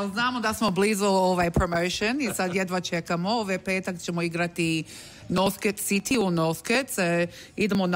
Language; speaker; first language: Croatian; early bilingual, heritage; English